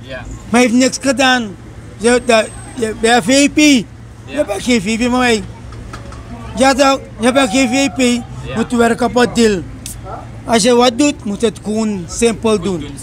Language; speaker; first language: Dutch; non-native, local second language; Sranan Tongo